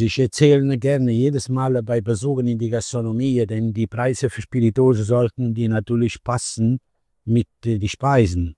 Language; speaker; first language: German; non-native, fluent; Italian